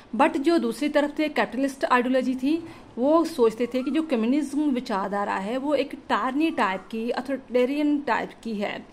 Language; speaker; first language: Hindi; non-native, local second language; Punjabi